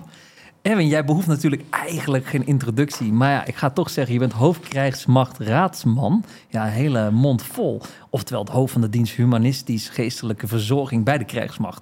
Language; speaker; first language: Dutch; native; Dutch